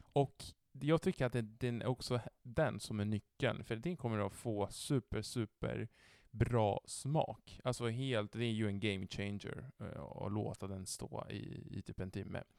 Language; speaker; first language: Swedish; non-native, fluent; Italian